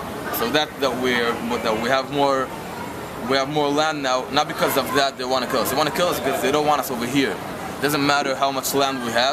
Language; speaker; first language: English; non-native, fluent; Hebrew